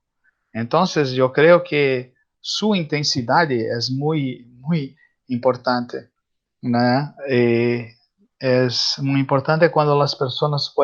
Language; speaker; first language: Spanish; non-native, learner; Portuguese